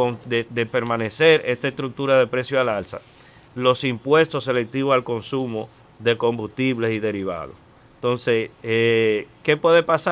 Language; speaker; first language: Spanish; native; Spanish